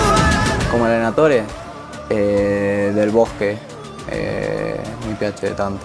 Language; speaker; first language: Italian; non-native, fluent; Spanish